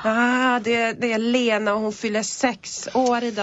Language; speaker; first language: Swedish; non-native, fluent; Polish